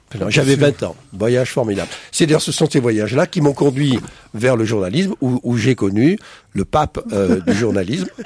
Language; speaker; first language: French; native; French